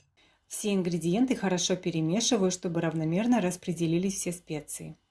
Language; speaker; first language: Russian; native; Russian